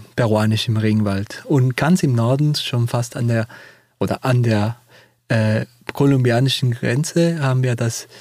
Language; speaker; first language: German; non-native, fluent; Spanish